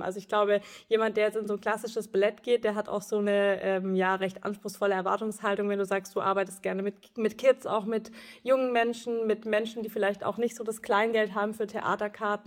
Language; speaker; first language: German; native; German